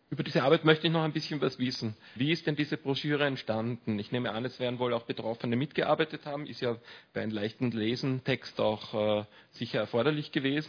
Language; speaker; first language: German; native; German